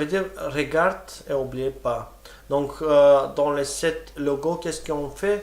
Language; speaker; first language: French; non-native, fluent; Romany